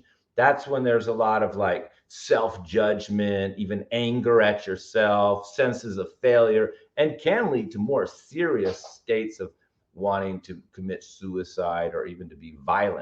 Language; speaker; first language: English; native; English